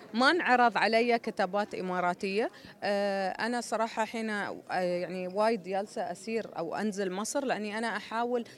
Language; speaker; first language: Arabic; native; Arabic